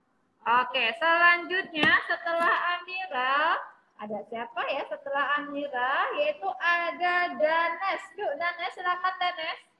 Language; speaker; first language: Indonesian; native; Indonesian